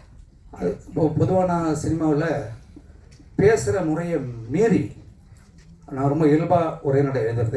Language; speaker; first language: Tamil; native; Tamil